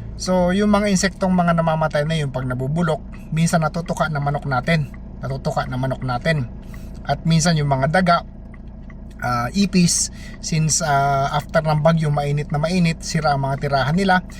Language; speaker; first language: Filipino; non-native, local second language; Bikol